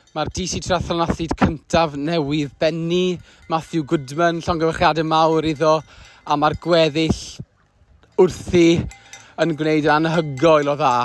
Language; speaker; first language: Welsh; native; Welsh